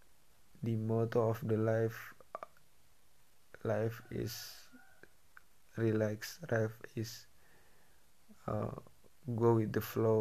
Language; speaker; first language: English; non-native, learner; Indonesian